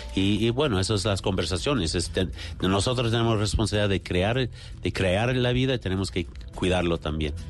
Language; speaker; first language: Spanish; non-native, fluent; English